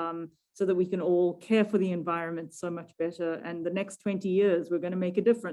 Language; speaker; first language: English; native; English